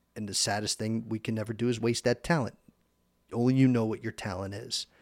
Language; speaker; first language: English; native; English